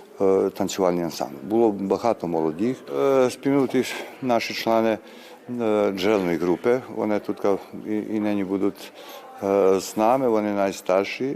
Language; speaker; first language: Ukrainian; early bilingual, heritage; Ukrainian